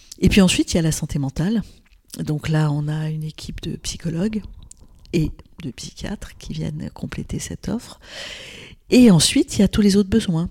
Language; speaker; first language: French; non-native, local second language; Arabic